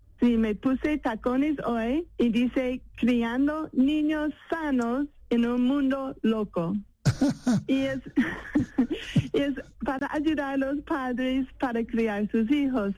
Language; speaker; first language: Spanish; non-native, fluent; English